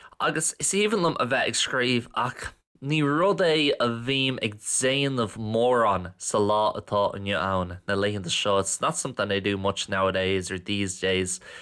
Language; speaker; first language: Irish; non-native, local second language; English